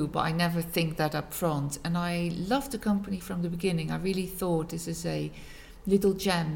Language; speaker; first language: English; non-native, fluent; Dutch